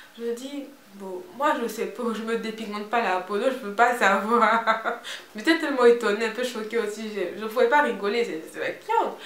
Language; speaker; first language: French; native; French